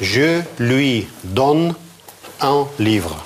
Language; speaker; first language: French; non-native, fluent; Russian